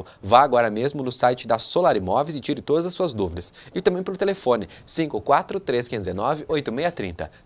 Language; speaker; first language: Portuguese; native; Portuguese